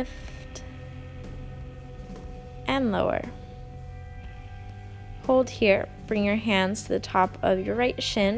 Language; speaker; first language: English; native; English